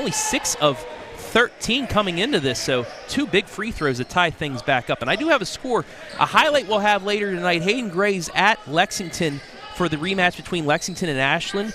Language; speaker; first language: English; native; English